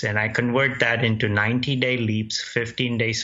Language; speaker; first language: English; non-native, local second language; Gujarati